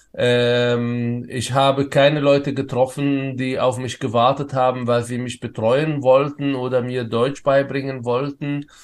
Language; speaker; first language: German; non-native, fluent; Arabic